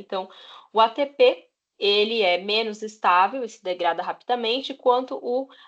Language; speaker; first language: Portuguese; native; Portuguese